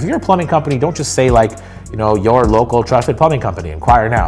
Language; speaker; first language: English; native; English